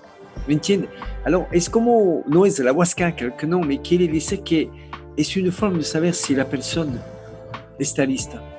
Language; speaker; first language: Spanish; non-native, learner; French